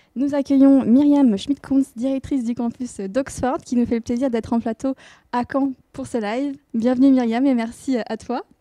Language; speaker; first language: French; native; French